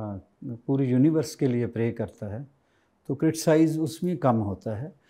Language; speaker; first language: Hindi; native; Hindi